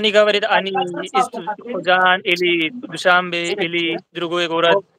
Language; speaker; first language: Russian; non-native, learner; Hindi